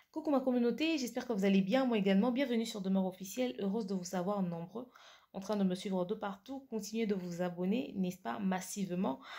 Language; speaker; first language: French; non-native, local second language; Lingala